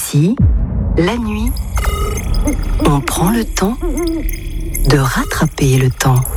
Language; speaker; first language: French; native; French